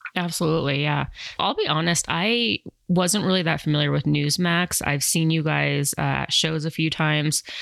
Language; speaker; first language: English; native; English